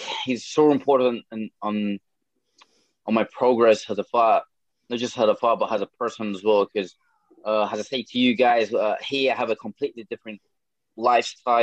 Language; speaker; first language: English; non-native, fluent; Portuguese